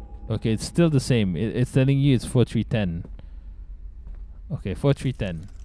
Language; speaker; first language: English; non-native, local second language; Malay